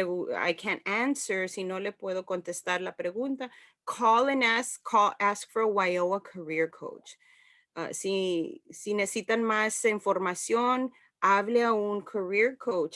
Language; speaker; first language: Spanish; early bilingual, heritage; Spanish